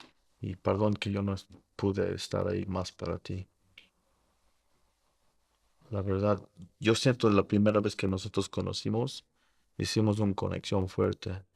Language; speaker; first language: Spanish; early bilingual, heritage; Spanish